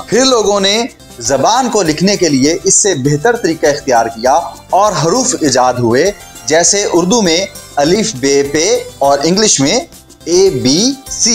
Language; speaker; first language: Urdu; native; Urdu